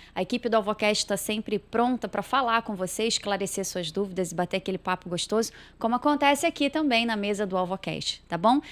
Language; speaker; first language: Portuguese; native; Portuguese